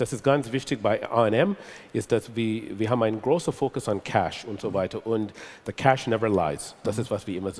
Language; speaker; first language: German; non-native, fluent; English